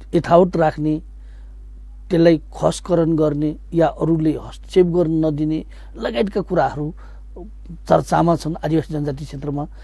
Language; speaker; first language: Nepali; non-native, local second language; Newari